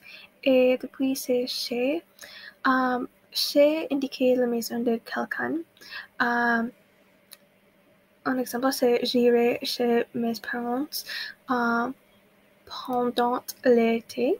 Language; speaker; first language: French; non-native, learner; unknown